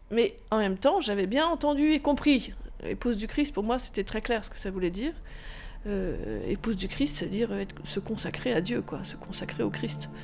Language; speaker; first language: French; native; French